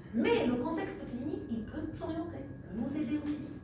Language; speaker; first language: French; non-native, local second language; Arabic